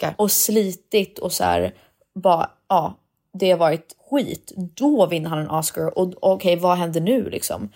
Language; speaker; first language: Swedish; early bilingual, heritage; Swedish